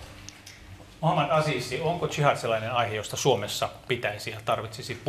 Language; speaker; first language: Finnish; native; Finnish